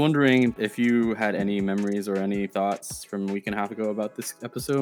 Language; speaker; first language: English; early bilingual, other home language; Chinese